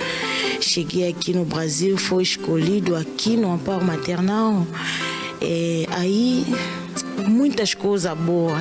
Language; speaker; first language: Portuguese; non-native, learner; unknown